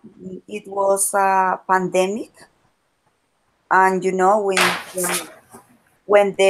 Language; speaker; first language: English; non-native, learner; Spanish